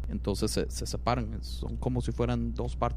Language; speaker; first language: Spanish; native; Spanish